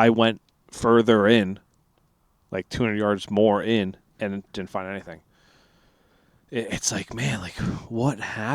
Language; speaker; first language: English; native; English